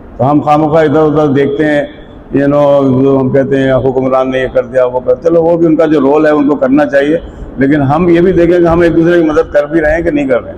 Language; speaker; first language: Urdu; native; Urdu